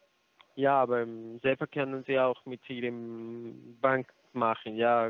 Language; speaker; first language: German; non-native, learner; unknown